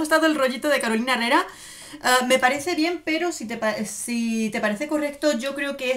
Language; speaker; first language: Spanish; native; Spanish